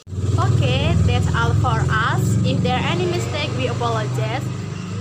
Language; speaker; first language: English; non-native, learner; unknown